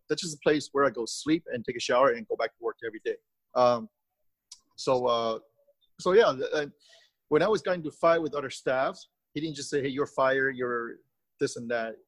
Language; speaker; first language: English; early bilingual, other home language; Chinese